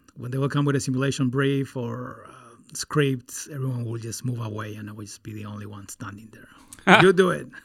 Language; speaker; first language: English; non-native, fluent; Spanish